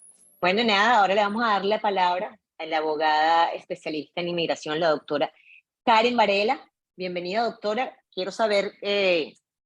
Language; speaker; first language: Spanish; native; Spanish